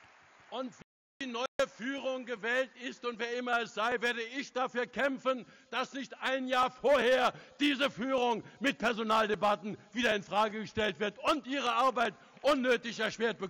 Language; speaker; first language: German; native; German